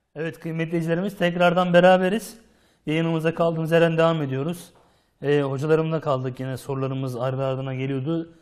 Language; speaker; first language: Turkish; native; Turkish